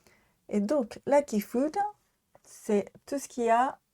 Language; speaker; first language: French; non-native, learner; Japanese